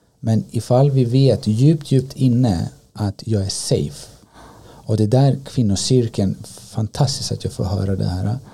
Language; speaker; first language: Swedish; early bilingual, other home language; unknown